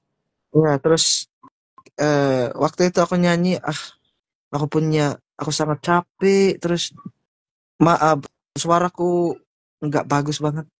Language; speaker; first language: Indonesian; non-native, learner; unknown